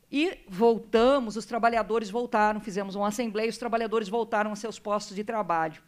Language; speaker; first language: Portuguese; native; Portuguese